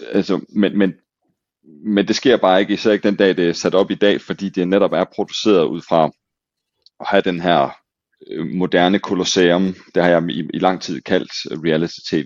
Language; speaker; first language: Danish; native; Danish